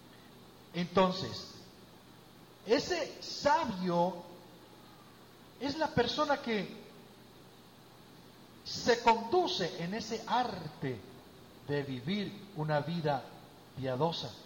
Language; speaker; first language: Spanish; native; Spanish